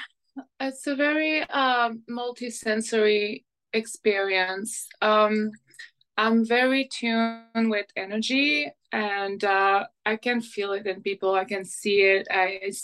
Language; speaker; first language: English; non-native, fluent; French